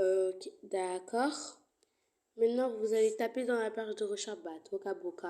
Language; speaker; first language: French; native; French